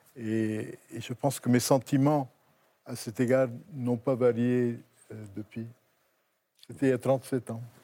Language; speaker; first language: French; non-native, local second language; Arabic